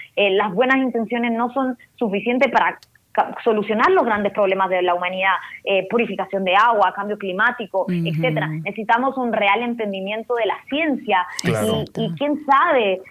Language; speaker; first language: Spanish; native; Spanish